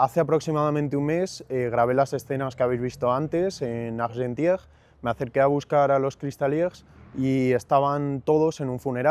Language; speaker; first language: Spanish; native; Spanish